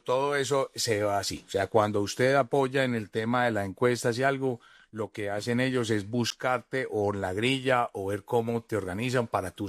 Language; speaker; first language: Spanish; native; Spanish